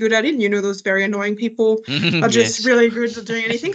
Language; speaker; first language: English; non-native, fluent; French